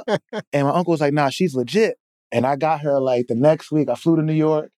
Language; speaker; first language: English; native; English